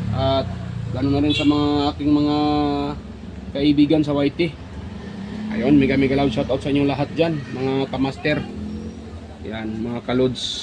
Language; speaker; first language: Filipino; non-native, local second language; Cebuano